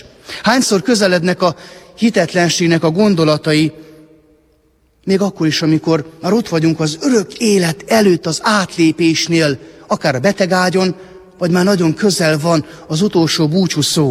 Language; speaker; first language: Hungarian; native; Hungarian